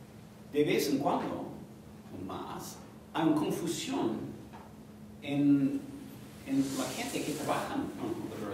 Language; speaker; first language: Spanish; non-native, fluent; English